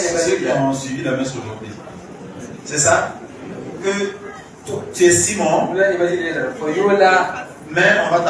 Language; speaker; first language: French; non-native, local second language; Mossi